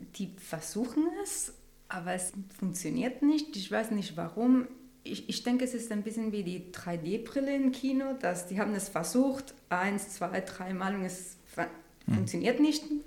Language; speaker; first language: German; non-native, learner; Spanish